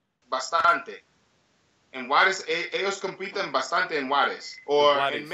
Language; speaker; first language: Spanish; early bilingual, heritage; English